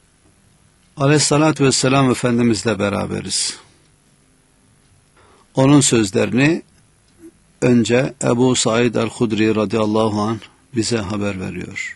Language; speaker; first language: Turkish; native; Turkish